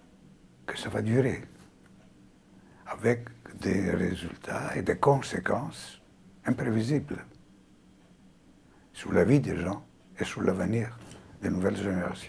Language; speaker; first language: French; non-native, fluent; Greek